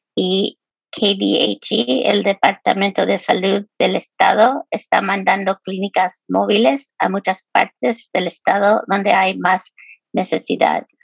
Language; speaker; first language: Spanish; early bilingual, heritage; Spanish